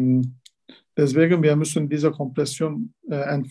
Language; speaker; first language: German; non-native, learner; Turkish